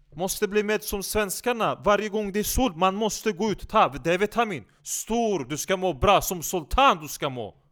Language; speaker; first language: Swedish; non-native, fluent; Turkish